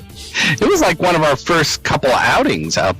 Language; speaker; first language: English; native; English